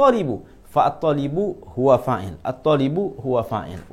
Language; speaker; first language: Arabic; non-native, fluent; Malay